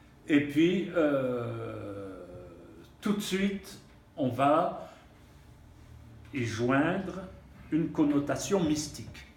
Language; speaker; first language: French; native; French